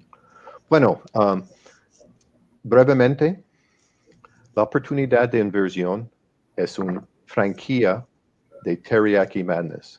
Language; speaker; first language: Spanish; non-native, fluent; English